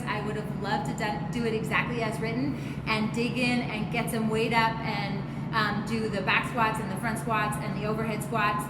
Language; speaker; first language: English; native; English